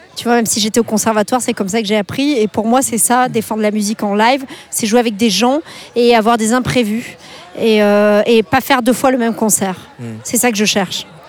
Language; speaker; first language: French; native; French